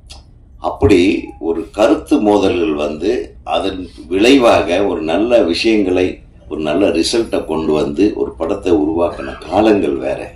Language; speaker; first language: Tamil; native; Tamil